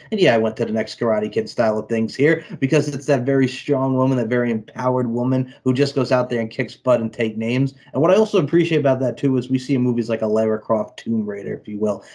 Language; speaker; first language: English; native; English